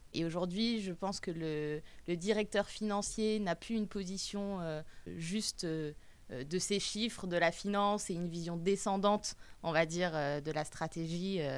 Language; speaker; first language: French; native; French